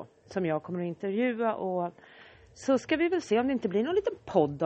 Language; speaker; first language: Swedish; native; Swedish